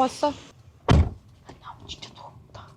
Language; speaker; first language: Korean; non-native, learner; Vietnamese